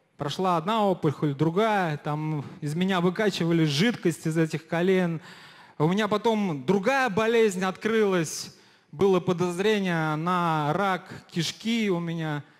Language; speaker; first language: Russian; native; Russian